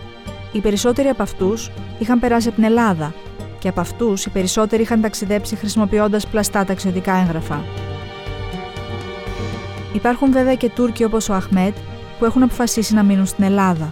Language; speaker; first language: Greek; native; Greek